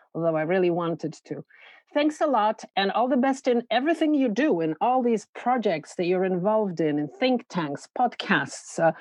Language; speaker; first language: English; non-native, fluent; Polish